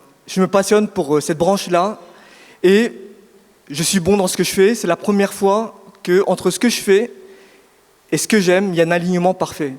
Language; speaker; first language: French; native; French